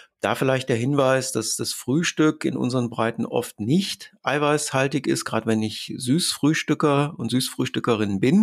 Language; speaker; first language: German; native; German